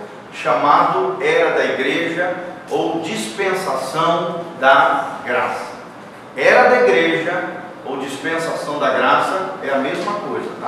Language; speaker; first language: Portuguese; native; Portuguese